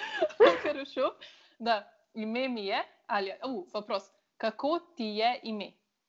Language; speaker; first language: Russian; non-native, learner; Slovenian